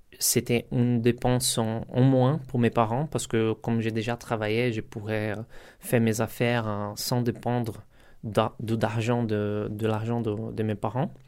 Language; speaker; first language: French; non-native, learner; Portuguese